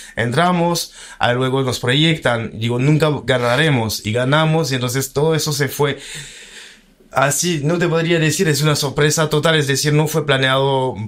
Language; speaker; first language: Spanish; early bilingual, heritage; French